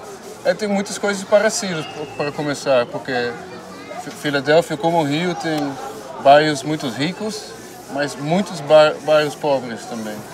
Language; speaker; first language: Portuguese; non-native, fluent; Dutch